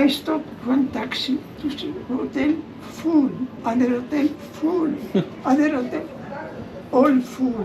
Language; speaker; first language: English; non-native, learner; German